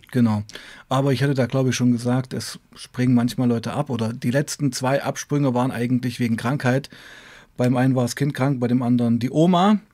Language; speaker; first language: German; native; German